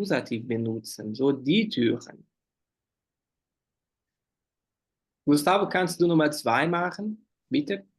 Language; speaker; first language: German; non-native, fluent; Portuguese